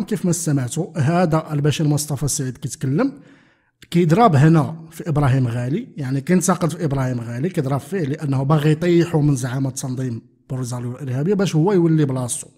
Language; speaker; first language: Arabic; native; Arabic